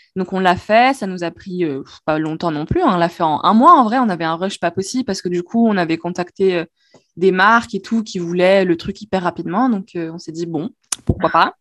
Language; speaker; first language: French; non-native, local second language; Arabic